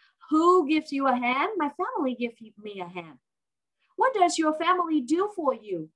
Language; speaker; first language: English; non-native, fluent; Vietnamese